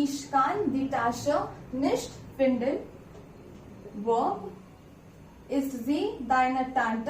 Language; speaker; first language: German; non-native, fluent; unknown